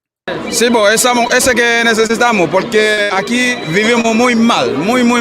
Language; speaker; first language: Spanish; non-native, learner; Haitian Creole